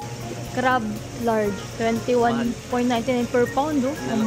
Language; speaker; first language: Filipino; native; Filipino